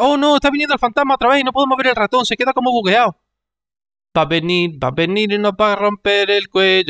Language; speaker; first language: Spanish; native; Spanish